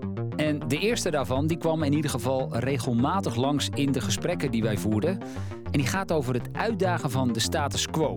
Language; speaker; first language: Dutch; native; Dutch